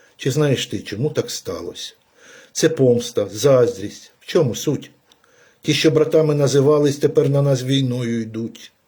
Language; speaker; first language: Ukrainian; native; Ukrainian